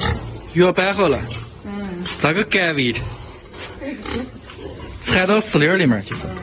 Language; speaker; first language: Chinese; native; Chinese